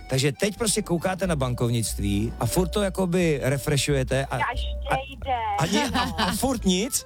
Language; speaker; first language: Czech; native; Czech